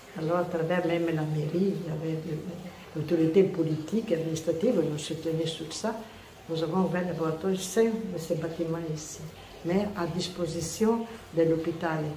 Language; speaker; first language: French; non-native, fluent; Italian